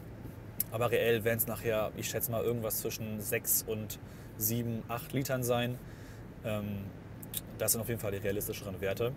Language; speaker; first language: German; native; German